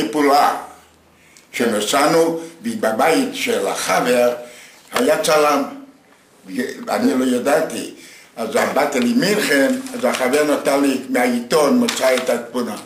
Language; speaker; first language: Hebrew; non-native, fluent; Yiddish